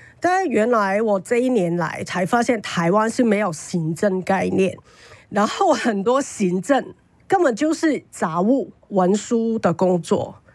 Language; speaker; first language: Chinese; non-native, fluent; Cantonese